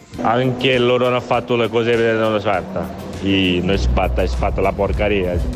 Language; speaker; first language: Italian; non-native, learner; Portuguese